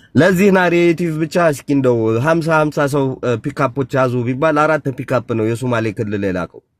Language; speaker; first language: Amharic; non-native, local second language; Tigrinya